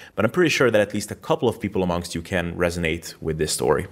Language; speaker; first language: English; non-native, fluent; Hungarian